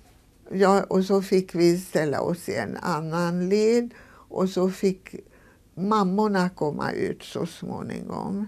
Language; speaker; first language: Swedish; non-native, fluent; Hungarian